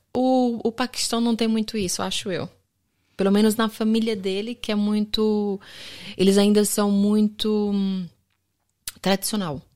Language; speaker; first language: Portuguese; native; Portuguese